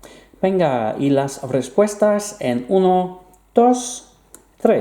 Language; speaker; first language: Spanish; non-native, fluent; English